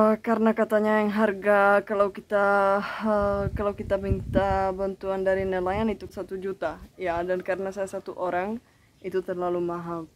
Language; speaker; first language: Indonesian; non-native, fluent; Czech